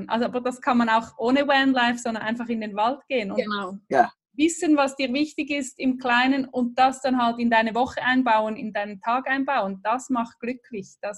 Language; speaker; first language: German; native; German